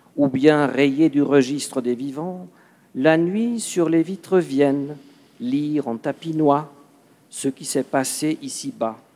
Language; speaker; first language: Spanish; non-native, fluent; Swiss German